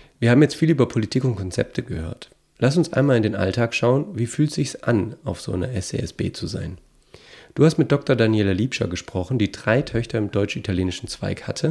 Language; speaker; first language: German; native; German